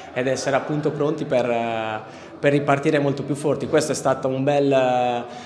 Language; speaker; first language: Italian; native; Italian